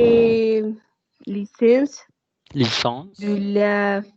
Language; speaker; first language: French; non-native, learner; Spanish